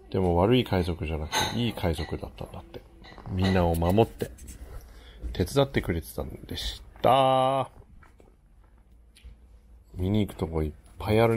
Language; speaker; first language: Japanese; native; Japanese